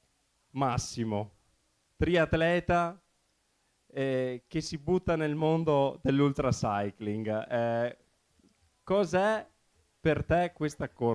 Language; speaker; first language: Italian; native; Italian